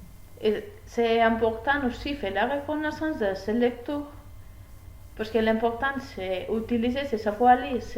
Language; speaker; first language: French; non-native, learner; Spanish